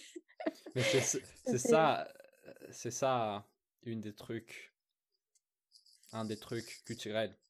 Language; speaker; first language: French; non-native, fluent; English